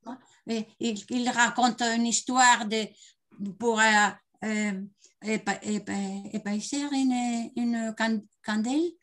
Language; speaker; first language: French; non-native, learner; Spanish